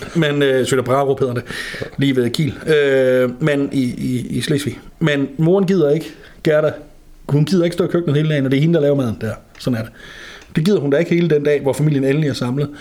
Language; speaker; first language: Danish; native; Danish